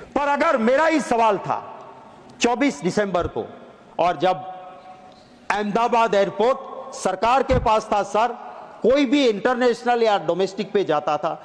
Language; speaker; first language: Hindi; non-native, local second language; Gujarati